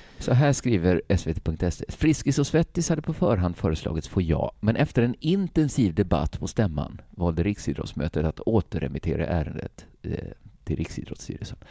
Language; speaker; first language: Swedish; native; Swedish